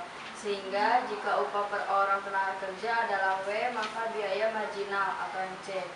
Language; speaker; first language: Indonesian; native; Indonesian